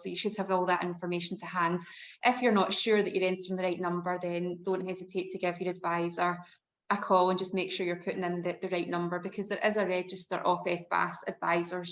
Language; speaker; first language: English; native; English